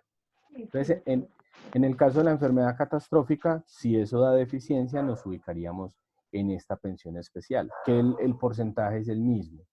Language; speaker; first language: Spanish; native; Spanish